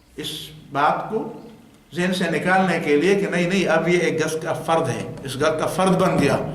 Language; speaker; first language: Urdu; non-native, local second language; Pashto